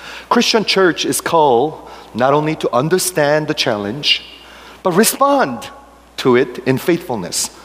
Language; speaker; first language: English; non-native, fluent; Korean